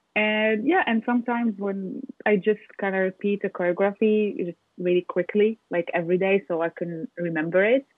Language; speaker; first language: English; non-native, fluent; Arabic